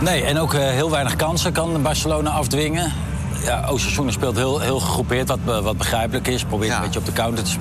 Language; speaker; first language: Dutch; native; Dutch